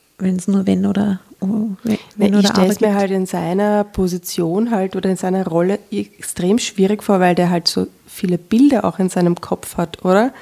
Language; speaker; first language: German; native; German